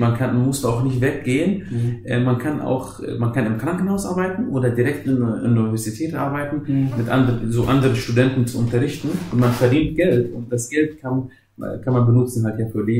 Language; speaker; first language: German; non-native, fluent; Arabic